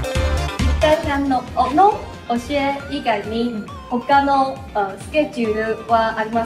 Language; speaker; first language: Japanese; non-native, learner; Chinese